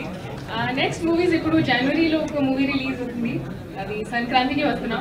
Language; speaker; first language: Telugu; non-native, learner; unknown